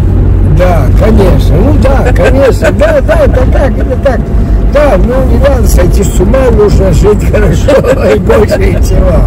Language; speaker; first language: Russian; early bilingual, heritage; Russian